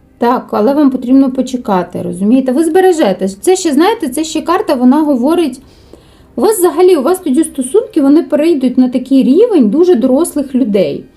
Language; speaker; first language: Ukrainian; non-native, local second language; Russian